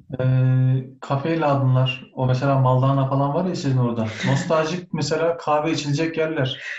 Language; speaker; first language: Turkish; early bilingual, heritage; Turkish